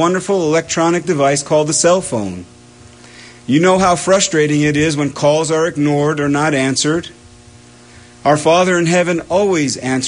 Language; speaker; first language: English; native; English